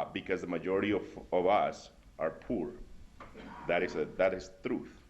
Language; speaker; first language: English; non-native, fluent; Spanish